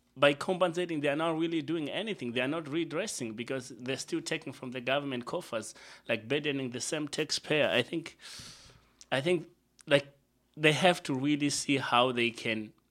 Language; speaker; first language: English; non-native, local second language; Shona